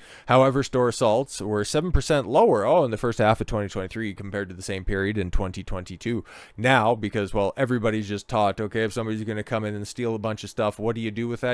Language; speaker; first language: English; native; English